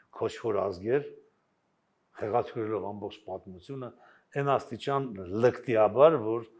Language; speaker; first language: Armenian; native; Armenian